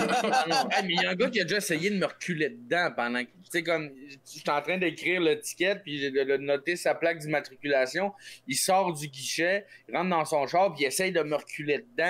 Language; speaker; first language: French; native; French